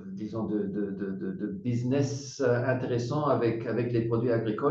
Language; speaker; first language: French; non-native, fluent; German